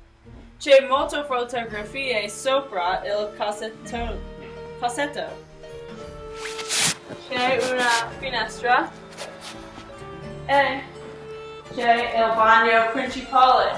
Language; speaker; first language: Italian; non-native, learner; English